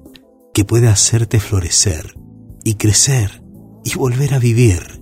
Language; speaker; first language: Spanish; native; Spanish